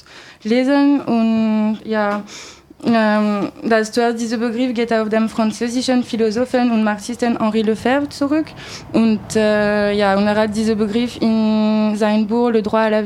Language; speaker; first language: German; non-native, learner; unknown